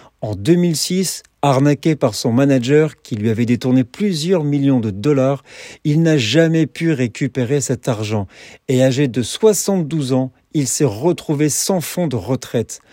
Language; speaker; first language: French; native; French